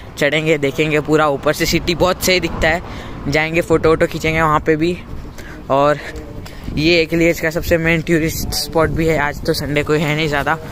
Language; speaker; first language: Hindi; non-native, local second language; Gujarati